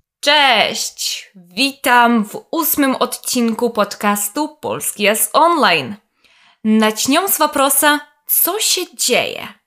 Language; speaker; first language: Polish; non-native, fluent; Russian